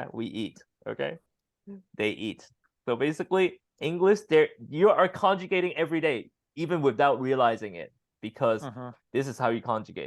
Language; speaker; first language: English; non-native, fluent; Chinese